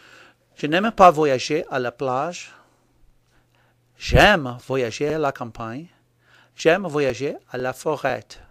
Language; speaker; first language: French; non-native, fluent; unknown